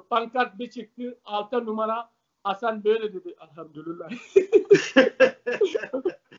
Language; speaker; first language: Turkish; non-native, learner; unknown